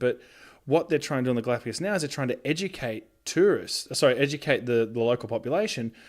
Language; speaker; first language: English; native; English